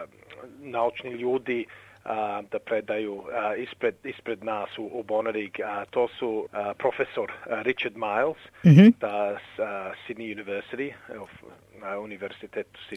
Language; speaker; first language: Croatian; early bilingual, heritage; English